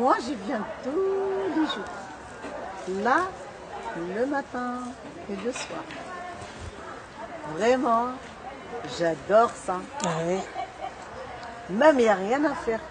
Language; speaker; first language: French; non-native, learner; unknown